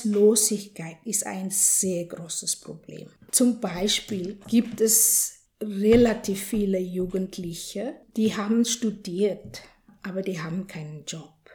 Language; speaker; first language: German; non-native, fluent; Afrikaans